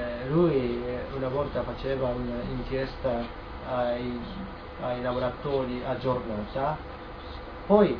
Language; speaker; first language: Italian; non-native, learner; Japanese